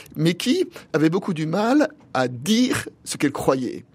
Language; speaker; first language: French; native; French